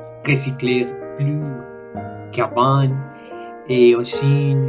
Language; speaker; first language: French; non-native, learner; Spanish